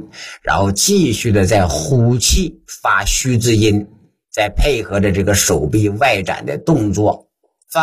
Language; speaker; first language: Chinese; native; Chinese